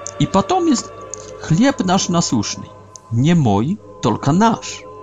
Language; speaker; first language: Polish; non-native, learner; Russian